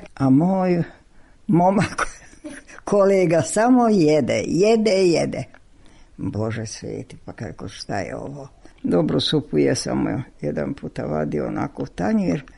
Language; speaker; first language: Serbian; non-native, local second language; Hungarian